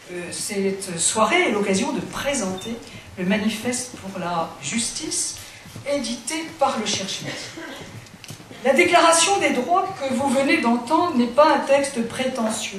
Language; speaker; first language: French; native; French